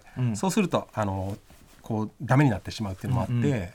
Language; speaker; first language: Japanese; native; Japanese